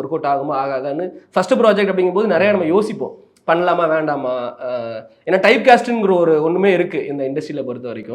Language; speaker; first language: Tamil; native; Tamil